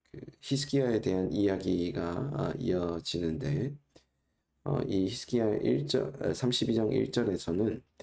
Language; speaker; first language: Korean; native; Korean